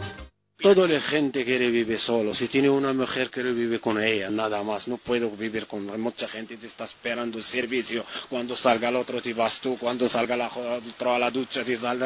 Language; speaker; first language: Spanish; non-native, learner; Arabic